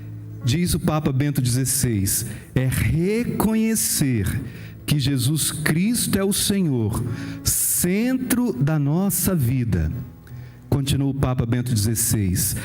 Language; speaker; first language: Portuguese; native; Portuguese